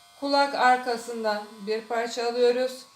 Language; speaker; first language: Turkish; native; Turkish